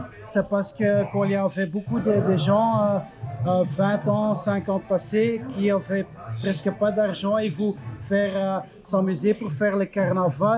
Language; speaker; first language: French; non-native, learner; Dutch